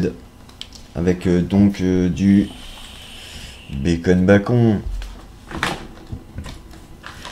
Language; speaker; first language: French; native; French